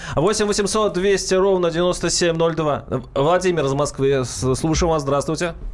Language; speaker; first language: Russian; native; Russian